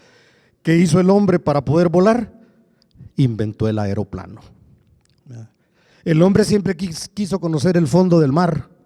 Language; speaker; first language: Spanish; native; Spanish